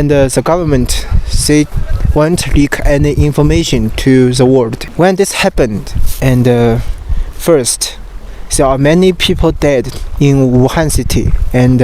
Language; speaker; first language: English; non-native, learner; Chinese